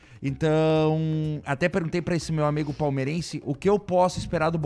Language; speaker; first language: Portuguese; native; Portuguese